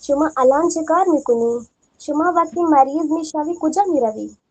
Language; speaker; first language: Persian; non-native, learner; Urdu